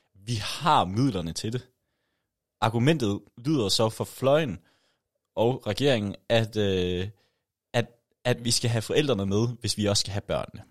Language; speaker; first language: Danish; native; Danish